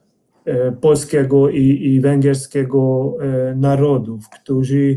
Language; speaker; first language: Polish; non-native, fluent; Hungarian